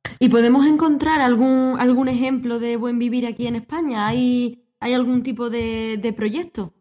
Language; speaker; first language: Spanish; native; Spanish